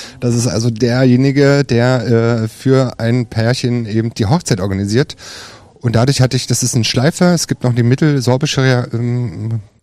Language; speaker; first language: German; native; German